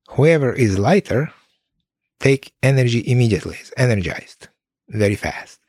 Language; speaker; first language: English; non-native, fluent; Ukrainian